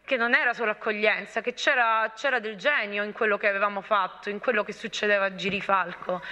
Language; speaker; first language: Italian; native; Italian